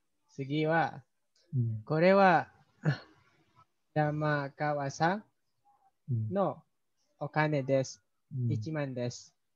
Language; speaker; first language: Japanese; non-native, learner; Indonesian